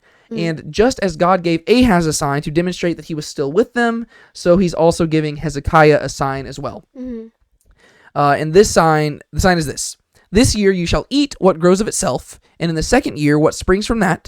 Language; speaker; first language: English; native; English